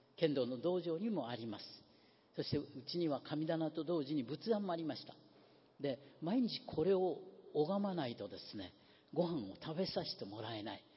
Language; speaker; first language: Japanese; native; Japanese